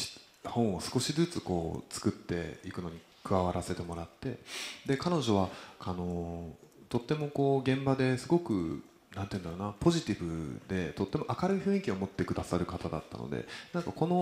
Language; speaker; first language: Japanese; native; Japanese